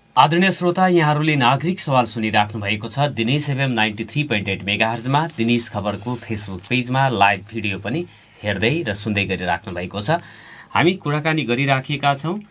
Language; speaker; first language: Nepali; native; Nepali